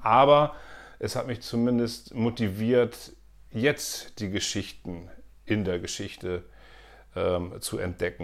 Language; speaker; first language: German; native; German